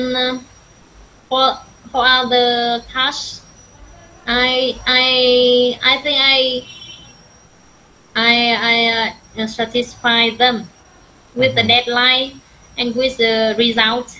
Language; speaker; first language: English; non-native, learner; Vietnamese